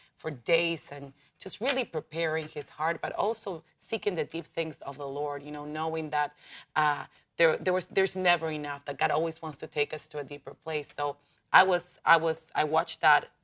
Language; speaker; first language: English; non-native, fluent; Spanish